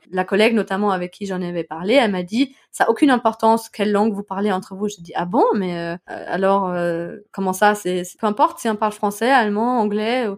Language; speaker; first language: French; non-native, fluent; German